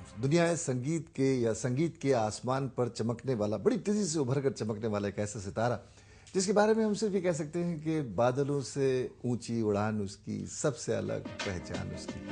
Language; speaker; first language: Urdu; native; Urdu